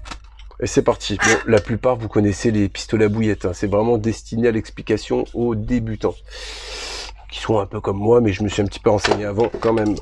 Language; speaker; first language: French; native; French